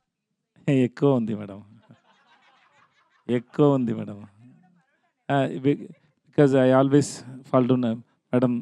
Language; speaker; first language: Telugu; non-native, learner; Tamil